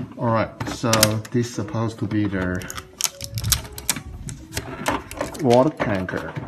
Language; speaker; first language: English; non-native, learner; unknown